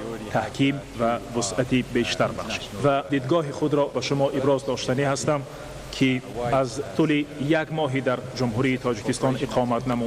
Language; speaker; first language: Persian; non-native, fluent; Urdu